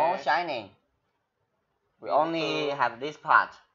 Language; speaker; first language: English; non-native, fluent; Chinese